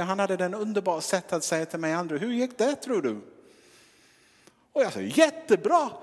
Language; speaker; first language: Swedish; non-native, fluent; English